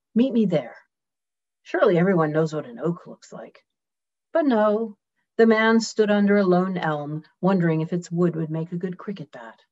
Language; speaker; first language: English; native; English